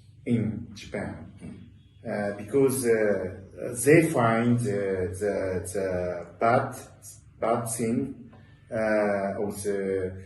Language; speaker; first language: English; non-native, learner; Japanese